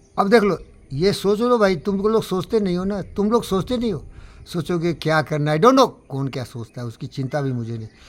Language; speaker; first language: Hindi; non-native, local second language; Bangla